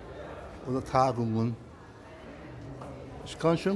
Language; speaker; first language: German; non-native, fluent; Turkish